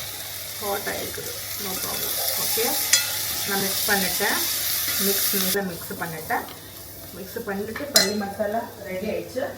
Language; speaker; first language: Tamil; non-native, learner; Malayalam